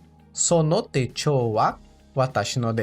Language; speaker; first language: Japanese; non-native, fluent; Portuguese